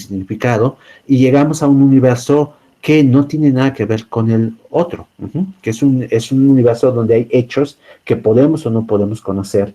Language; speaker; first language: Spanish; native; Spanish